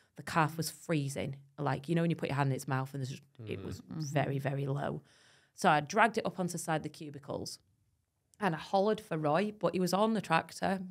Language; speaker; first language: English; native; English